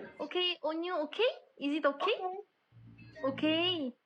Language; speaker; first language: English; non-native, learner; Korean